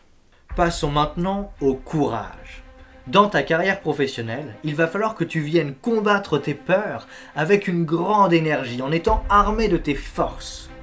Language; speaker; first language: French; native; French